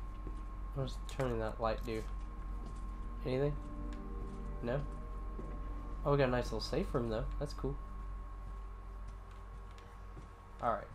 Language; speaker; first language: English; native; English